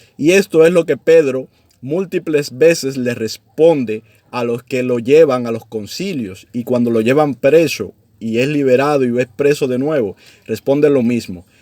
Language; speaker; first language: Spanish; native; Spanish